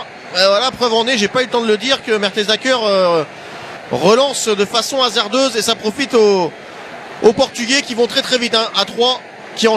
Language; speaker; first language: French; native; French